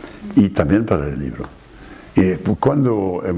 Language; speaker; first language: Spanish; non-native, fluent; French